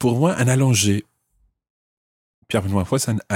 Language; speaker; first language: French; non-native, fluent; English